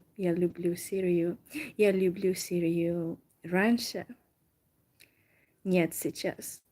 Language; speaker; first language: Russian; non-native, learner; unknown